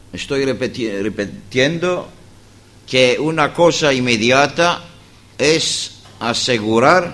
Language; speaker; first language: Spanish; non-native, fluent; Greek